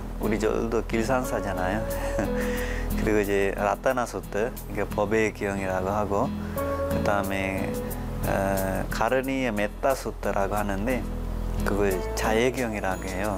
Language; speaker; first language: Korean; non-native, fluent; Sinhala